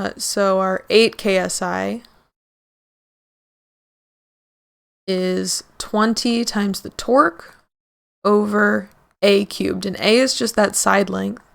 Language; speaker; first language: English; native; English